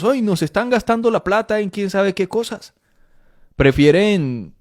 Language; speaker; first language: Spanish; native; Spanish